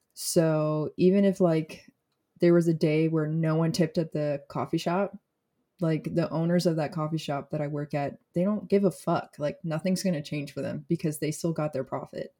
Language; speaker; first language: English; native; English